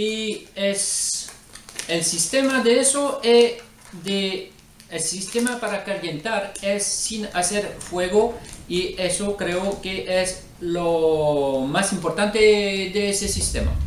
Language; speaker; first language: Spanish; non-native, learner; French